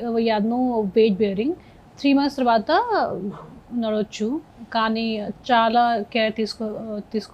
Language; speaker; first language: Telugu; non-native, local second language; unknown